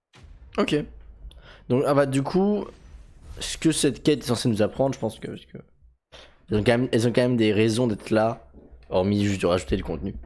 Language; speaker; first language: French; native; French